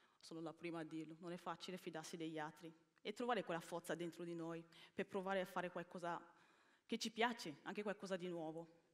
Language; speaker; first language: Italian; early bilingual, other home language; Bini